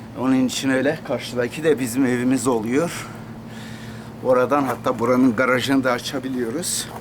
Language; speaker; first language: Turkish; non-native, local second language; Kurdish